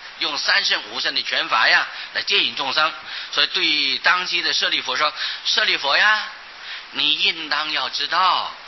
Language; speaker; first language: Chinese; non-native, local second language; Hakka Chinese